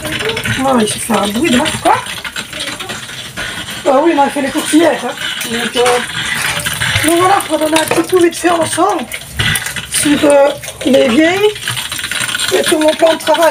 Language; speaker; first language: French; native; French